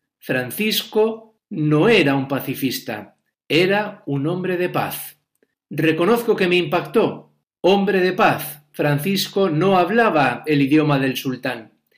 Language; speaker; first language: Spanish; native; Spanish